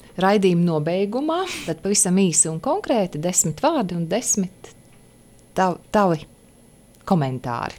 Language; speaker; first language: Latvian; native; Latvian